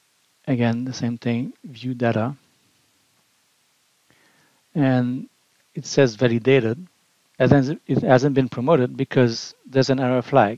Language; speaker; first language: English; non-native, fluent; French